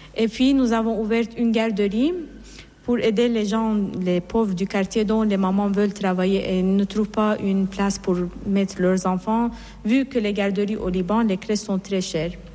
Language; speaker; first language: French; non-native, fluent; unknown